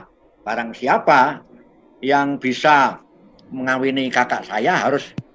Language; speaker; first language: Indonesian; native; Indonesian